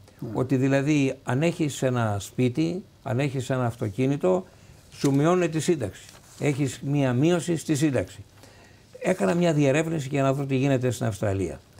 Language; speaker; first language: Greek; native; Greek